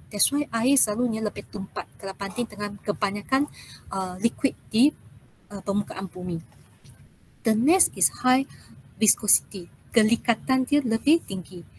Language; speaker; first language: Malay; non-native, local second language; Chinese